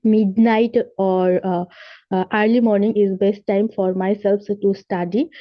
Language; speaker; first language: English; non-native, local second language; Bangla